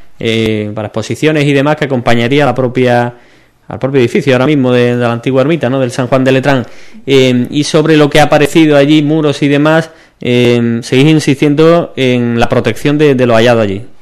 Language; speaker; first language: Spanish; native; Spanish